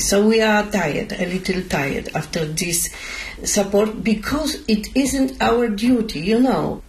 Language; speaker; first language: English; non-native, learner; Polish